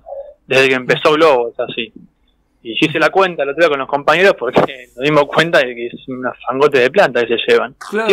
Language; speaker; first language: Spanish; native; Spanish